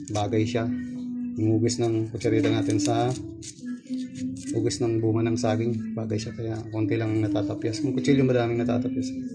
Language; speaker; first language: Filipino; non-native, local second language; Bikol